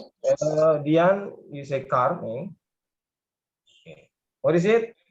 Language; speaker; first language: English; non-native, learner; Indonesian